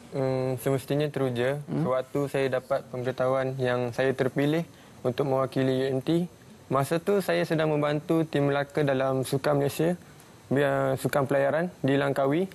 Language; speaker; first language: Malay; native; Malay